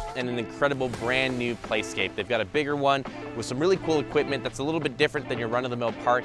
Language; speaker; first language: English; native; English